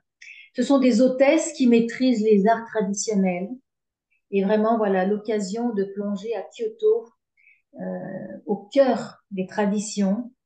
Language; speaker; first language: French; native; French